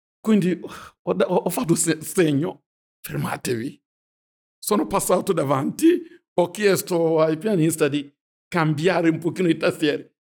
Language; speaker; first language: Italian; non-native, fluent; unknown